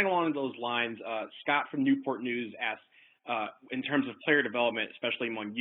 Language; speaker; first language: English; native; English